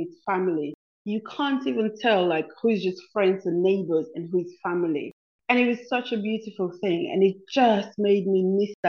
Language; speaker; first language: English; non-native, local second language; Krio